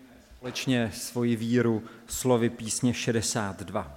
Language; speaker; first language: Czech; native; Czech